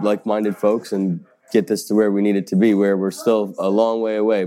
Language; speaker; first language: English; native; English